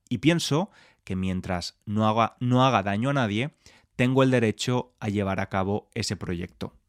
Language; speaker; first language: Spanish; native; Spanish